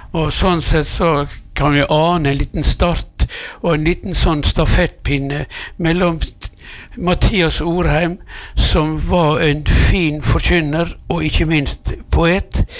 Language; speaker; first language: Norwegian; native; Norwegian